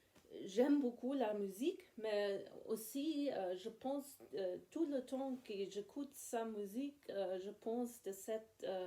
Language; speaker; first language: French; non-native, learner; English